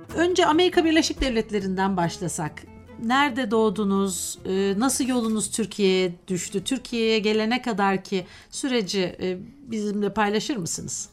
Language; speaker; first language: Turkish; native; Turkish